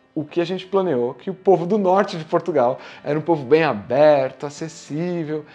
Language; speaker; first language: Portuguese; native; Portuguese